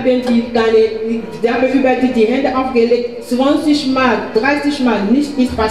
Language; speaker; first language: German; non-native, learner; French